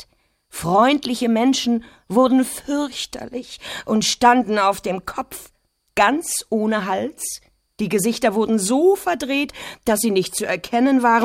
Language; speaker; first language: German; native; German